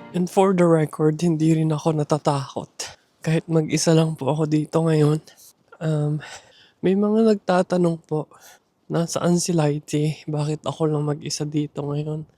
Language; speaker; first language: Filipino; native; Filipino